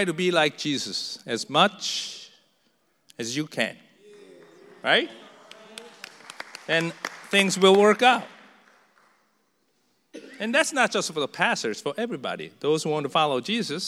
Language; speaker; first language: English; non-native, fluent; Korean